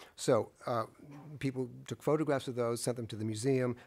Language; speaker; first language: English; native; English